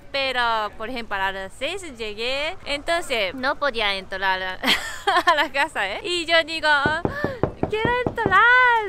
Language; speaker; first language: Spanish; non-native, learner; Japanese